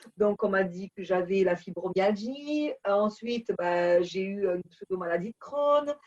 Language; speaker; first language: French; early bilingual, other home language; Portuguese